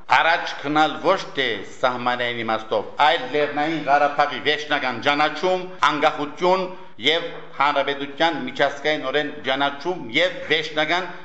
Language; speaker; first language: Armenian; early bilingual, heritage; Armenian